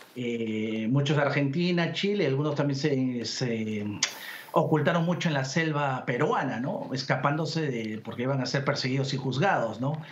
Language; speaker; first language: Spanish; native; Spanish